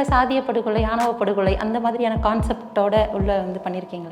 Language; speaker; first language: Tamil; native; Tamil